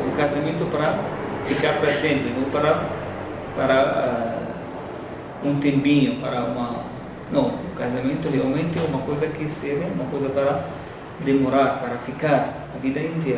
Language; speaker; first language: Portuguese; non-native, fluent; Arabic